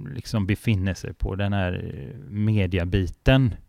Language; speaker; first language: Swedish; native; Swedish